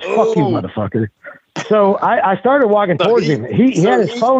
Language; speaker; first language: English; native; English